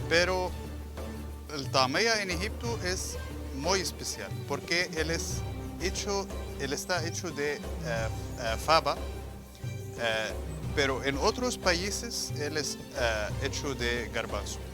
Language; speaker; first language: Spanish; non-native, fluent; Arabic